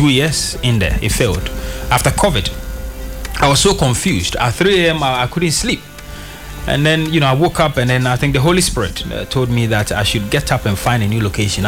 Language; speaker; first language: English; non-native, local second language; Akan